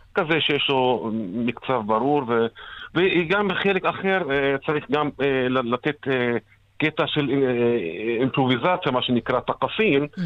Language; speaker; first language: Hebrew; non-native, local second language; Arabic